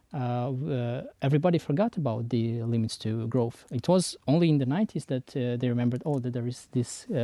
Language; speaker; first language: English; non-native, fluent; Persian